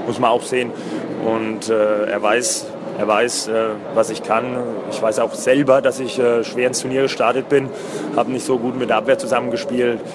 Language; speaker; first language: German; native; German